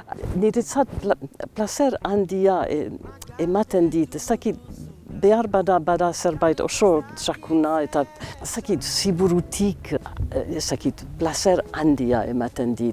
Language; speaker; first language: Basque; non-native, local second language; English